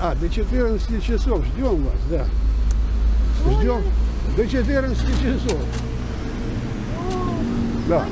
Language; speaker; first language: Russian; native; Russian